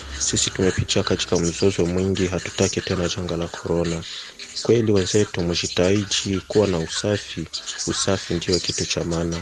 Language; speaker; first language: Swahili; native; Swahili